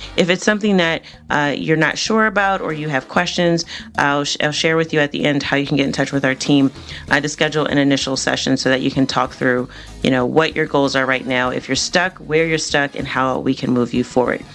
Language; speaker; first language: English; native; English